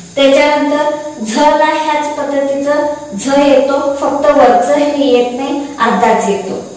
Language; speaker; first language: Marathi; non-native, local second language; Kannada